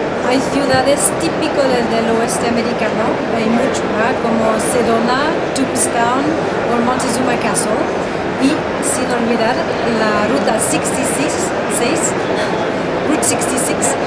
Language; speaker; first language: Spanish; non-native, fluent; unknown